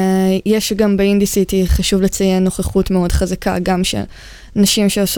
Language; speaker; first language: Hebrew; native; Hebrew